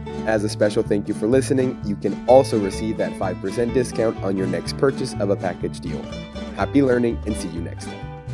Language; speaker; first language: English; native; English